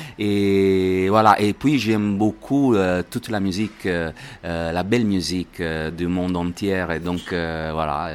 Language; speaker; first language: French; non-native, learner; Italian